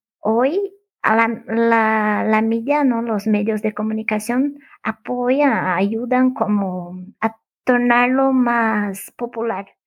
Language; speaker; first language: Spanish; non-native, fluent; Portuguese